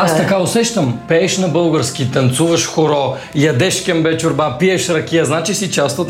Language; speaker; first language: Bulgarian; native; Bulgarian